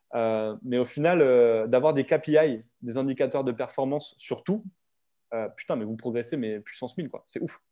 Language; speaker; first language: French; native; French